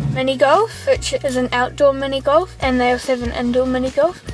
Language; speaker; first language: English; native; English